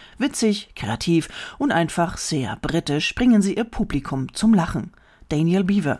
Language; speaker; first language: German; native; German